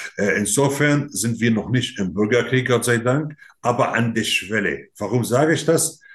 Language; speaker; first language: German; non-native, fluent; Arabic